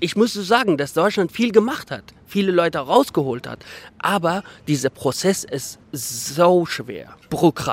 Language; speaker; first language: German; non-native, fluent; Persian